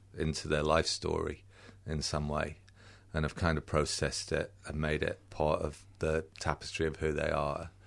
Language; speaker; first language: English; native; English